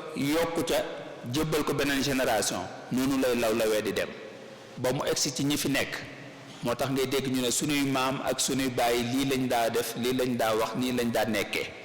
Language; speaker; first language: Wolof; native; Wolof